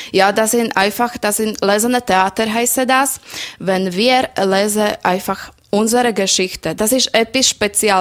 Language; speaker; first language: German; non-native, learner; Slovak